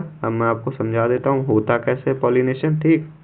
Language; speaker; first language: Hindi; native; Hindi